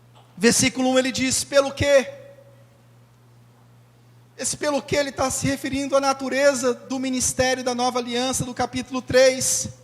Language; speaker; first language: Portuguese; native; Portuguese